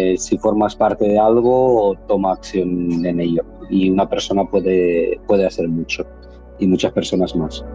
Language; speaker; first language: Spanish; non-native, fluent; Ukrainian